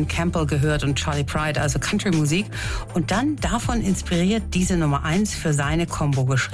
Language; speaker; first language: German; native; German